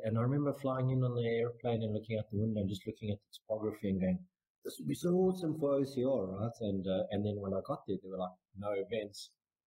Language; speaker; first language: English; native; English